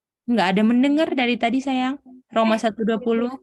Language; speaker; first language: Indonesian; native; Indonesian